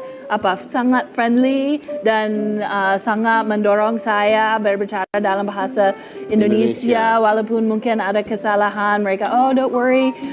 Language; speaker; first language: Indonesian; non-native, fluent; English